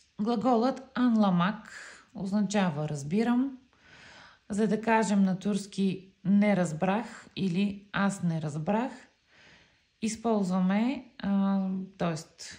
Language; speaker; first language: Bulgarian; non-native, local second language; Turkish